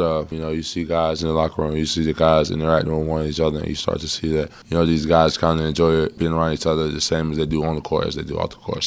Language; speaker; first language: English; native; English